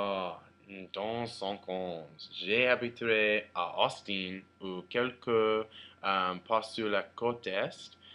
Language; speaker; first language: French; non-native, learner; English